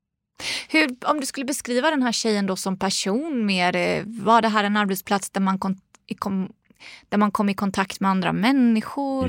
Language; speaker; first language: Swedish; native; Swedish